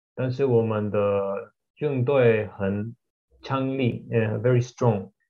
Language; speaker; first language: Chinese; non-native, learner; Russian